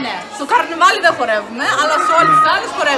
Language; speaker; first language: Greek; early bilingual, heritage; Greek